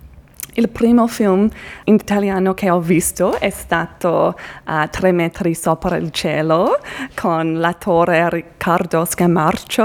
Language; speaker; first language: Italian; non-native, learner; English